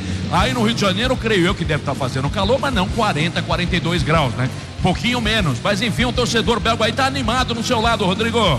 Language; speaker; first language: Portuguese; native; Portuguese